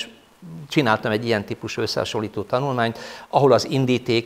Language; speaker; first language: Hungarian; native; Hungarian